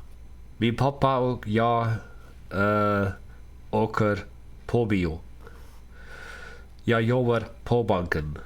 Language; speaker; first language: Swedish; non-native, learner; Dutch